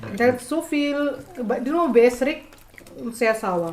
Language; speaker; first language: German; non-native, learner; Indonesian